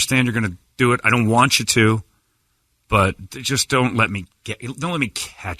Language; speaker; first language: English; native; English